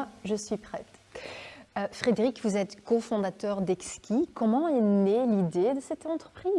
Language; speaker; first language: French; non-native, local second language; Dutch